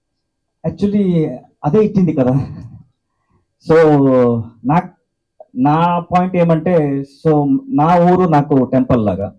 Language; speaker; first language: Telugu; non-native, learner; Kannada